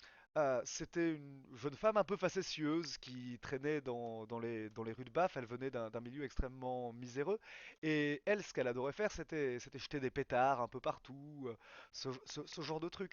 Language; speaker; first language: French; native; French